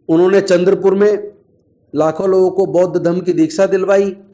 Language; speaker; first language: Hindi; native; Hindi